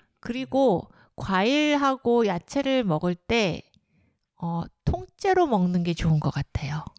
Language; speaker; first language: Korean; native; Korean